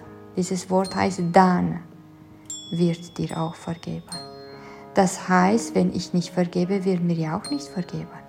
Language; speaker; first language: German; non-native, fluent; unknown